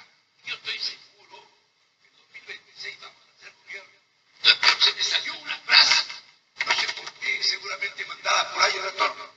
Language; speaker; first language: Spanish; native; Spanish